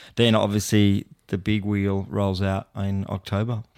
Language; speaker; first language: English; native; English